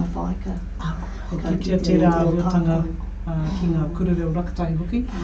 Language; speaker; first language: Māori; non-native, local second language; English